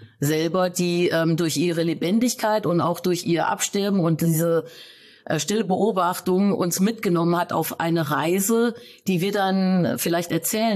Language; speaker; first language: German; native; German